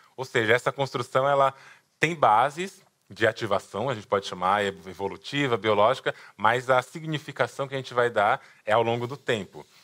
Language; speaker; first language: Portuguese; native; Portuguese